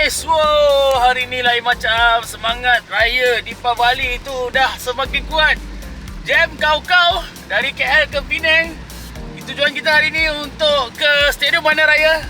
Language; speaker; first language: Malay; native; Malay